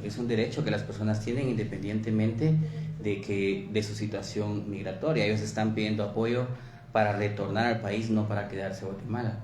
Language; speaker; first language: Spanish; native; Spanish